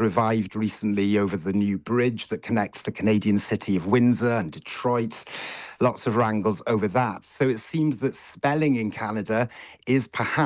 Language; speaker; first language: English; native; English